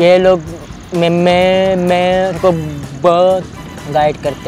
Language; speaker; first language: Hindi; non-native, local second language; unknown